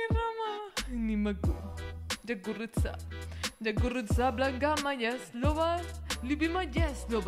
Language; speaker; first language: Russian; non-native, learner; Spanish